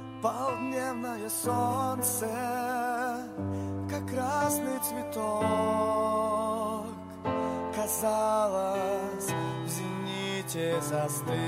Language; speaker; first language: Russian; native; Russian